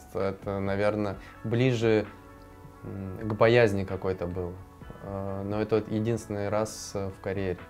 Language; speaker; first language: Russian; native; Russian